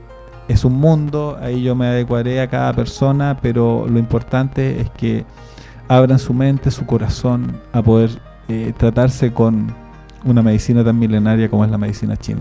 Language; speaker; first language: Spanish; native; Spanish